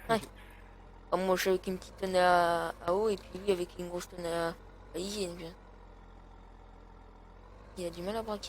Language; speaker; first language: French; native; French